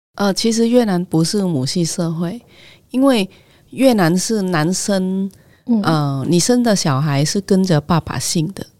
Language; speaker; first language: Chinese; non-native, fluent; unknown